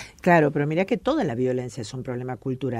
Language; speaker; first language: Spanish; native; Spanish